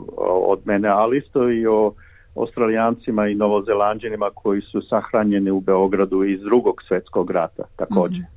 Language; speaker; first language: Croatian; early bilingual, heritage; Serbian